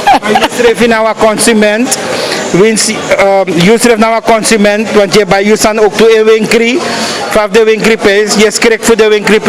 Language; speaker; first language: Dutch; native; Dutch